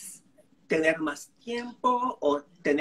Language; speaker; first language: Spanish; non-native, fluent; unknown